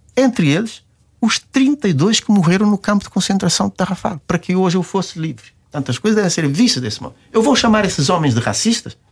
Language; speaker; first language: Portuguese; non-native, local second language; Kabuverdianu